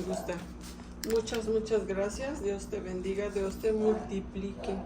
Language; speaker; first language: Spanish; native; Spanish